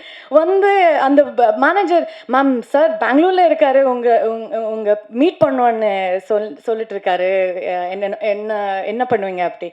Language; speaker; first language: Tamil; non-native, learner; Kannada